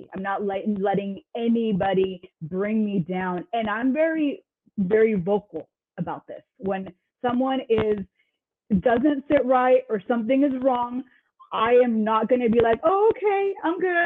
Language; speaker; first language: English; native; English